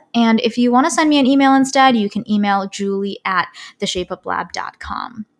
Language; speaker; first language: English; early bilingual, other home language; Malayalam